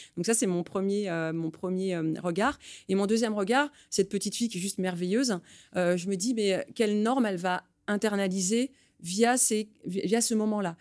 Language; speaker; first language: French; native; French